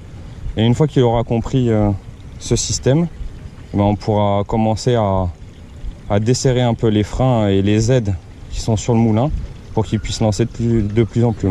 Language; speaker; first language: French; native; French